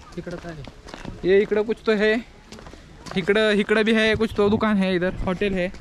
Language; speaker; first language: Hindi; non-native, local second language; Marathi